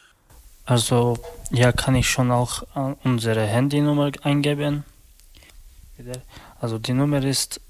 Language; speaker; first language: German; non-native, learner; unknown